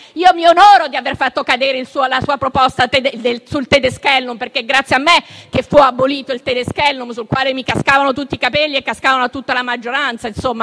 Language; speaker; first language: Italian; native; Italian